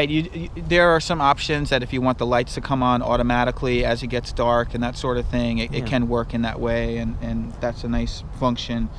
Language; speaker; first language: English; native; English